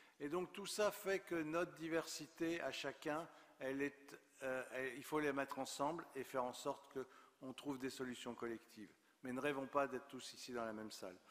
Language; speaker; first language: French; native; French